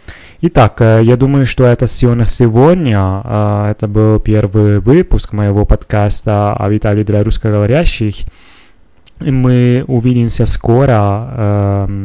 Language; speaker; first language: Russian; non-native, fluent; Italian